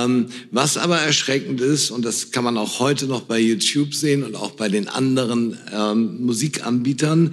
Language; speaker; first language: German; native; German